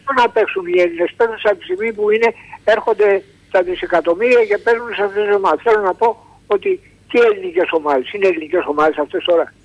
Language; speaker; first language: Greek; native; Greek